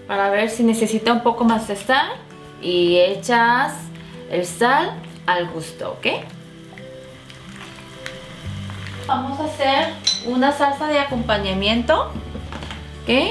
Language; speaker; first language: Spanish; non-native, fluent; Korean